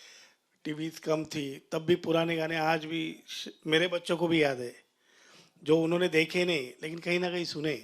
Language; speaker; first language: Hindi; native; Hindi